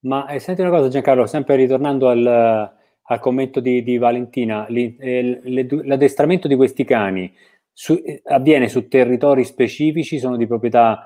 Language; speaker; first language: Italian; native; Italian